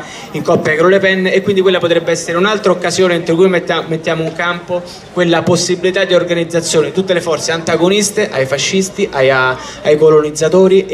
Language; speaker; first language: Italian; native; Italian